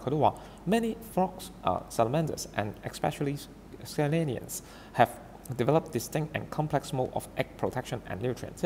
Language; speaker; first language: English; non-native, local second language; Cantonese